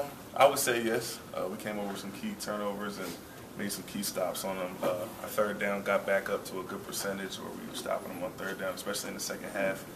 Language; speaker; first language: English; native; English